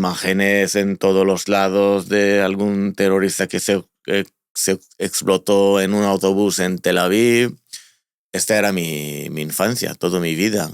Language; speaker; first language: Spanish; non-native, fluent; Hebrew